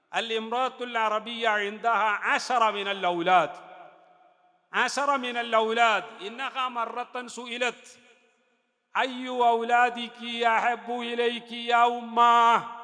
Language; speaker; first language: Arabic; non-native, fluent; Malayalam